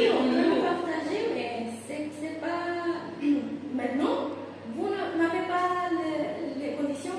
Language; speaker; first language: French; non-native, fluent; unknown